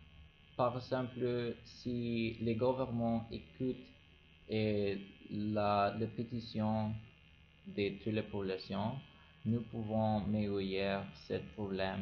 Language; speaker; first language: French; non-native, learner; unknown